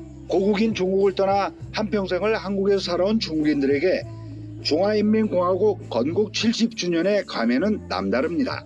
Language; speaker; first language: Korean; native; Korean